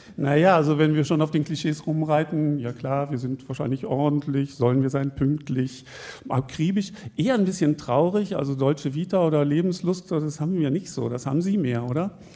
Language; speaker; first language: German; native; German